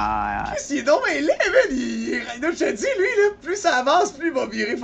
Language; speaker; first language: French; native; French